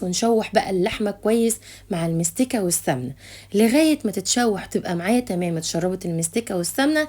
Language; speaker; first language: Arabic; native; Arabic